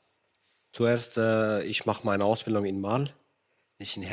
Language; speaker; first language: German; non-native, fluent; Kurdish